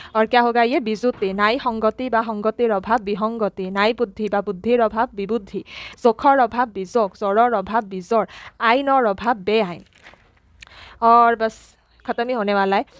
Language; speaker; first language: Hindi; non-native, local second language; Assamese